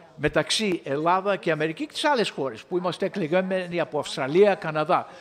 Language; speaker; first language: Greek; early bilingual, heritage; Greek